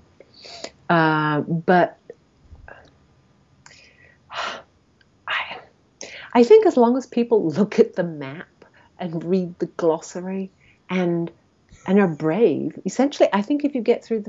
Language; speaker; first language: English; native; English